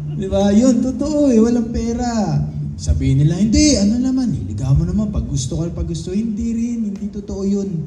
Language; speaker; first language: Filipino; native; Filipino